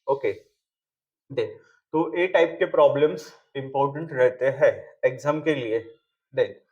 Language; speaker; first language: Hindi; non-native, local second language; Marathi